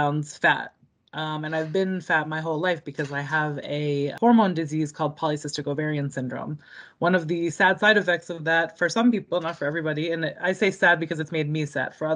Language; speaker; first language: English; native; English